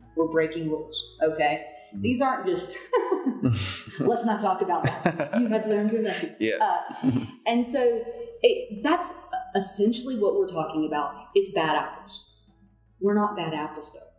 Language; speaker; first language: English; native; English